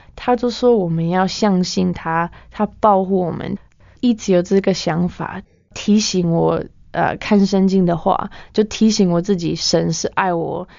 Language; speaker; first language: Chinese; non-native, fluent; English